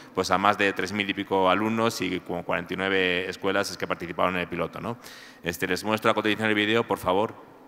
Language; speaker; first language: Spanish; native; Spanish